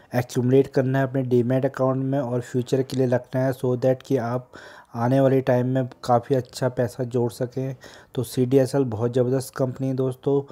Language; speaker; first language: Hindi; native; Hindi